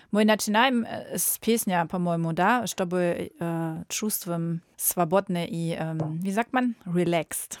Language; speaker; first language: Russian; non-native, learner; German